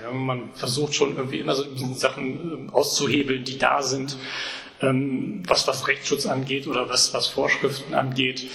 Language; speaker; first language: German; native; German